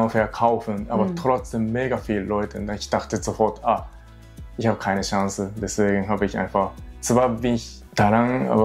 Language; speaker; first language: German; non-native, learner; Japanese